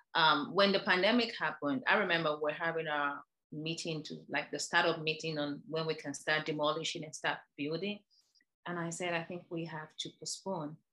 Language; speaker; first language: English; non-native, local second language; Igbo